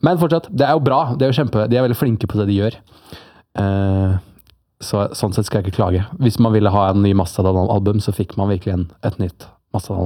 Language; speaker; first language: Norwegian; native; Norwegian